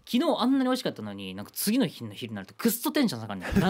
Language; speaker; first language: Japanese; native; Japanese